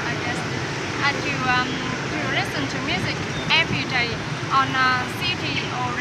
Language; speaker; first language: English; non-native, learner; Vietnamese